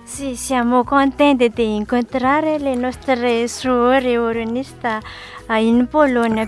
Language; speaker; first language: Italian; non-native, learner; Malagasy